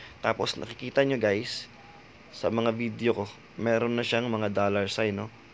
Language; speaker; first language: Filipino; native; Filipino